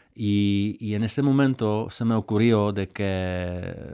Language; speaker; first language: Spanish; non-native, fluent; Czech